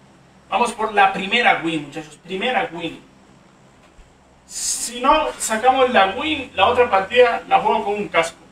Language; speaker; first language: Spanish; native; Spanish